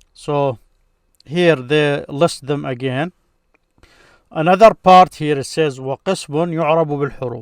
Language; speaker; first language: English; non-native, fluent; Arabic